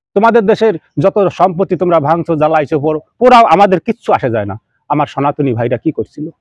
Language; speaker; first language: Bangla; native; Bangla